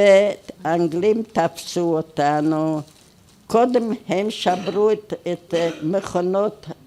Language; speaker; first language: Hebrew; non-native, fluent; Hungarian